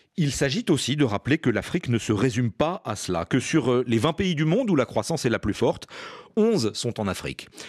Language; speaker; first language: French; native; French